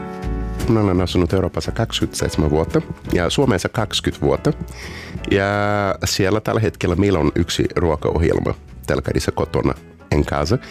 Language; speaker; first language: Finnish; non-native, fluent; Portuguese